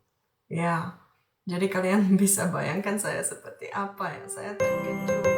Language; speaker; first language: Indonesian; non-native, fluent; Czech